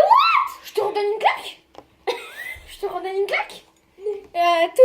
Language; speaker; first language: French; native; French